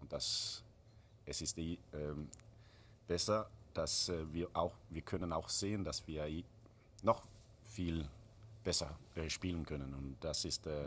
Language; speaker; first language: German; non-native, learner; Danish